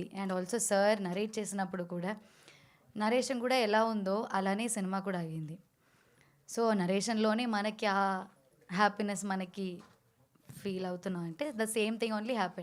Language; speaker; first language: Telugu; non-native, fluent; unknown